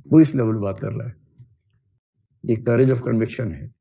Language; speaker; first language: Hindi; native; Hindi